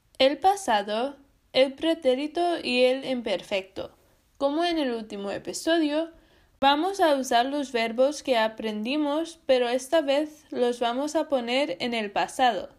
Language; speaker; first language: Spanish; non-native, learner; English